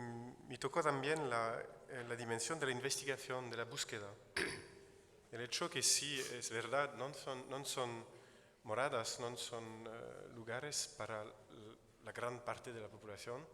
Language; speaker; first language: Spanish; non-native, fluent; Italian